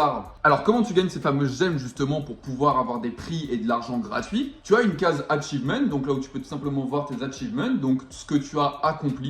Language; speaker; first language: French; native; French